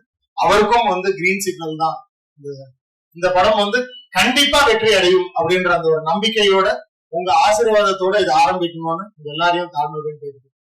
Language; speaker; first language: Tamil; native; Tamil